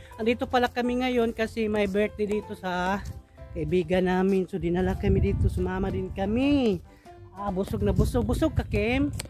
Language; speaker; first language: Filipino; non-native, local second language; Cebuano